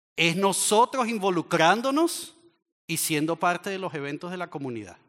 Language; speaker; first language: Spanish; native; Spanish